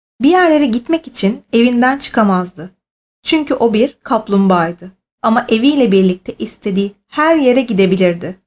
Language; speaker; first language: Turkish; native; Turkish